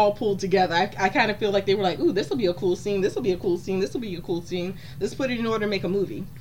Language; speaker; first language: English; native; English